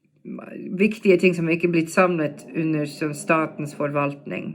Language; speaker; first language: Norwegian; non-native, fluent; English